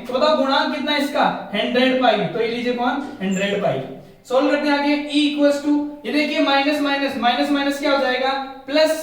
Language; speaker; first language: Hindi; native; Hindi